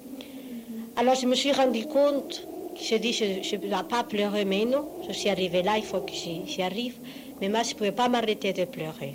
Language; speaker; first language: French; non-native, fluent; Spanish